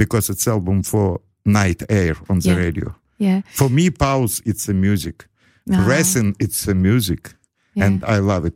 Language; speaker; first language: English; non-native, learner; Ukrainian